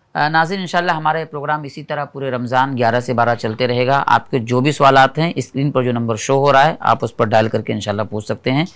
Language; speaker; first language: Hindi; native; Hindi